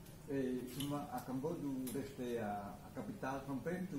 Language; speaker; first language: French; non-native, learner; Khmer